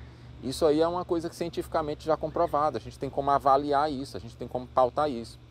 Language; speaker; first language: Portuguese; native; Portuguese